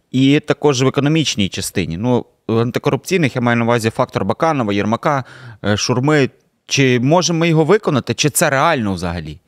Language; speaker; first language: Ukrainian; native; Ukrainian